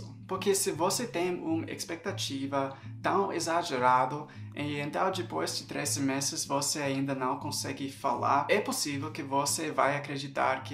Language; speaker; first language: Portuguese; non-native, fluent; English